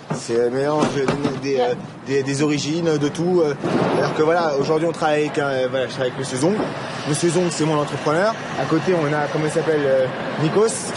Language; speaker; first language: French; native; French